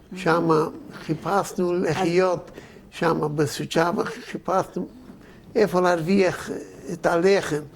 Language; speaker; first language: Hebrew; non-native, fluent; Yiddish